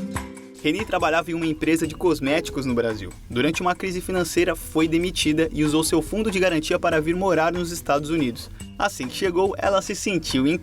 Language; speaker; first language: Portuguese; native; Portuguese